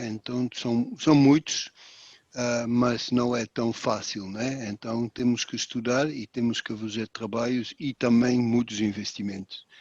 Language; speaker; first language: Portuguese; non-native, fluent; Dutch